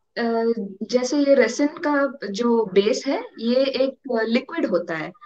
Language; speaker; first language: Hindi; non-native, local second language; Tamil